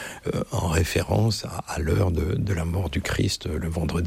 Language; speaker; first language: French; native; French